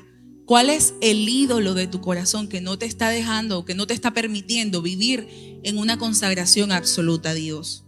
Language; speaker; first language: Spanish; native; Spanish